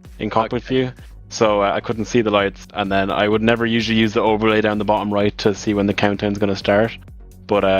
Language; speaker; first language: English; native; English